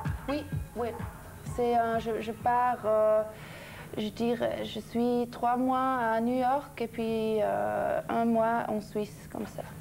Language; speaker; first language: French; non-native, local second language; German